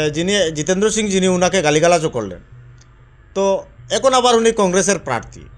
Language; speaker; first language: Bangla; native; Bangla